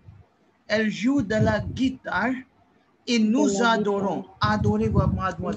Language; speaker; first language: French; non-native, fluent; Hindi